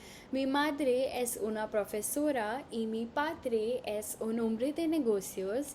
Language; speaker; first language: Spanish; non-native, learner; Hindi